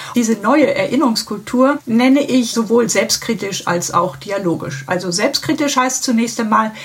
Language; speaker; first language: German; native; German